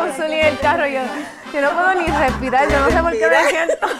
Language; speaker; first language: Spanish; early bilingual, other home language; English